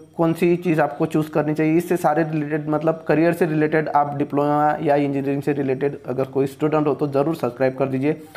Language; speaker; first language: Hindi; non-native, local second language; Marathi